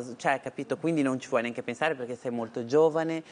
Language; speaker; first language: Italian; native; Italian